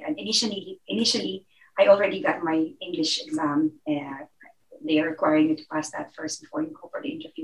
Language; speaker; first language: English; non-native, local second language; Filipino